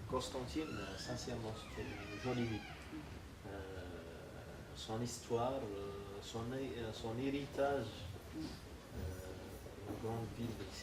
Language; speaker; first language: French; non-native, local second language; Arabic